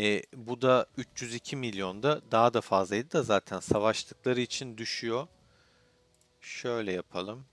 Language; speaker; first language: Turkish; native; Turkish